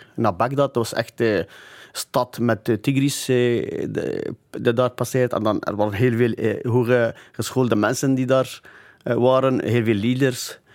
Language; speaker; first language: Dutch; non-native, fluent; Kurdish